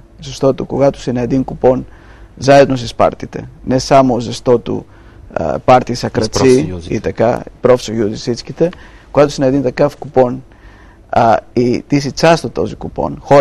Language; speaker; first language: Bulgarian; non-native, fluent; Greek